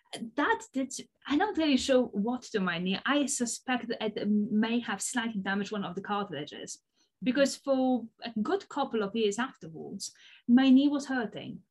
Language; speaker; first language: English; non-native, fluent; Polish